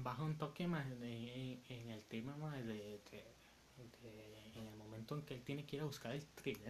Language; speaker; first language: Spanish; native; Spanish